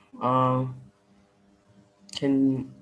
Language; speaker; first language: English; non-native, learner; Vietnamese